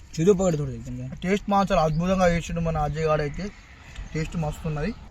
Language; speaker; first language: Telugu; native; Telugu